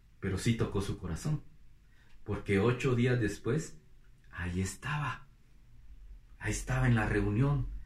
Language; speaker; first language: Spanish; native; Spanish